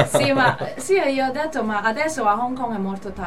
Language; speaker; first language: Italian; non-native, learner; Cantonese